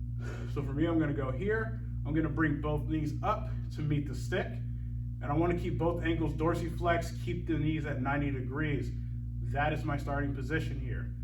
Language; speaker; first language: English; native; English